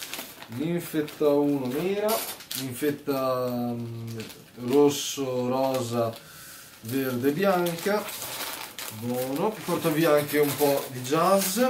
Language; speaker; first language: Italian; native; Italian